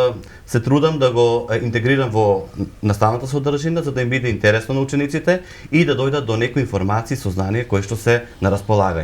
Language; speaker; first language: Macedonian; native; Macedonian